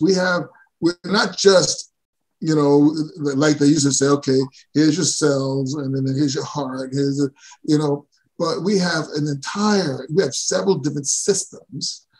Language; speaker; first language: English; early bilingual, other home language; Spanish